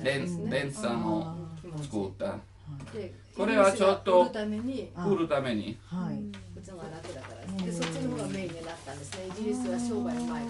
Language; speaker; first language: Japanese; non-native, learner; Italian